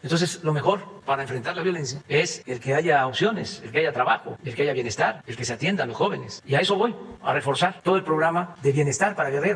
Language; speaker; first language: Spanish; native; Spanish